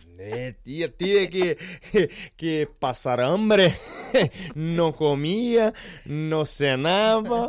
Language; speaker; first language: Spanish; non-native, learner; Portuguese